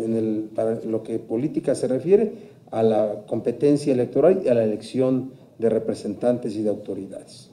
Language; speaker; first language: Spanish; native; Spanish